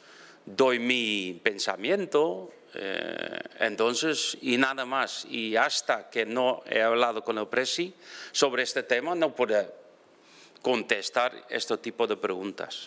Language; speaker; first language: Spanish; non-native, fluent; Dutch